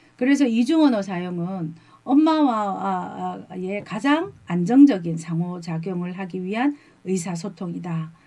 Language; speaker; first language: Korean; native; Korean